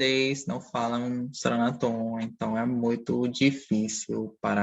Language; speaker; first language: Portuguese; non-native, fluent; Dutch